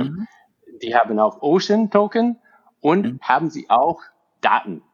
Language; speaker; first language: German; non-native, fluent; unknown